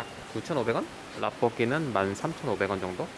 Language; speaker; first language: Korean; native; Korean